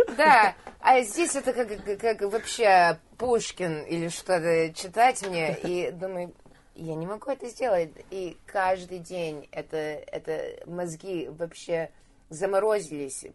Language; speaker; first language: Russian; early bilingual, heritage; Russian